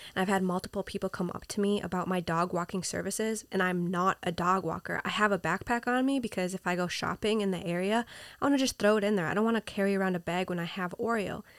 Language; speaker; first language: English; native; English